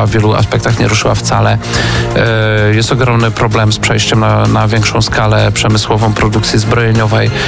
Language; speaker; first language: Polish; native; Polish